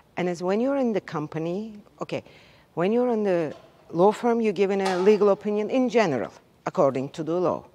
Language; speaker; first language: English; non-native, learner; Turkish